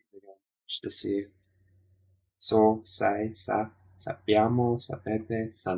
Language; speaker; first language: Italian; non-native, learner; English